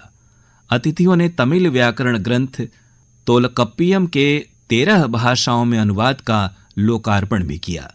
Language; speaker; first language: Hindi; native; Hindi